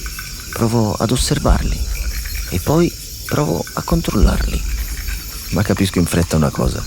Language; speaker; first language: Italian; native; Italian